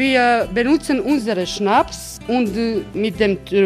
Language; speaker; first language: German; non-native, local second language; Croatian